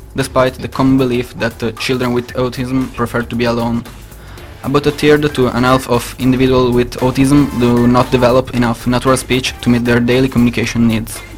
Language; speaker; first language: English; non-native, learner; Italian